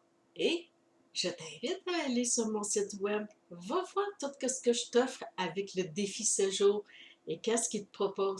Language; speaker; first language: French; native; French